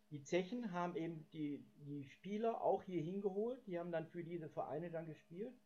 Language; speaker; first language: German; native; German